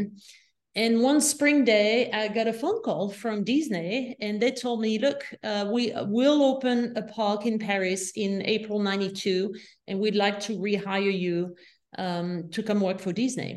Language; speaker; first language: English; non-native, fluent; French